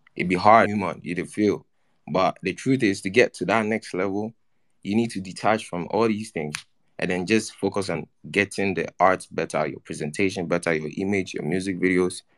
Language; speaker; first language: English; non-native, local second language; Akan